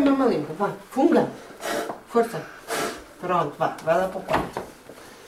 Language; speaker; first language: Portuguese; native; Portuguese